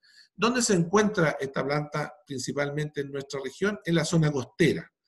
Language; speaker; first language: Spanish; native; Spanish